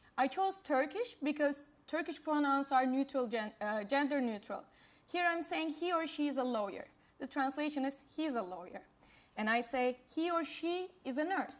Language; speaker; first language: English; non-native, fluent; Turkish